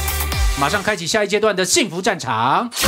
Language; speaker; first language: Chinese; native; Chinese